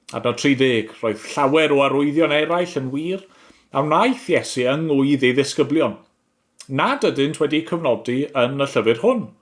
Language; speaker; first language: Welsh; native; Welsh